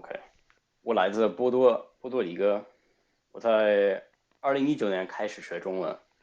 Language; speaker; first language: Chinese; non-native, fluent; Spanish